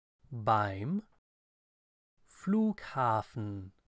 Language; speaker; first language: German; non-native, fluent; English